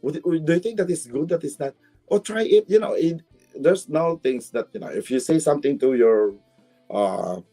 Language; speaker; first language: English; non-native, local second language; Filipino